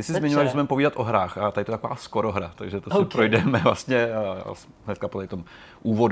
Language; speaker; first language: Czech; native; Czech